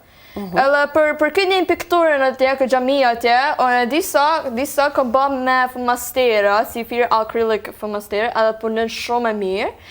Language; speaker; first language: Albanian; early bilingual, heritage; Albanian